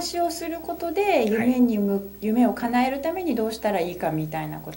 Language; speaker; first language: Japanese; native; Japanese